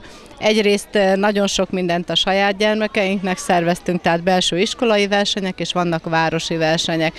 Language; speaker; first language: Hungarian; native; Hungarian